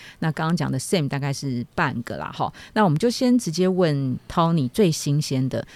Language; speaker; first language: Chinese; native; Chinese